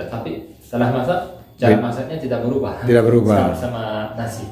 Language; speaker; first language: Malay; non-native, learner; Turkish